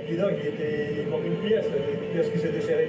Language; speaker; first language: French; native; French